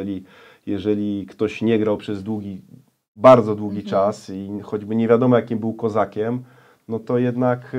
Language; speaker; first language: Polish; native; Polish